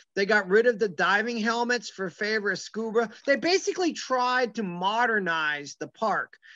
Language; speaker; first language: English; native; English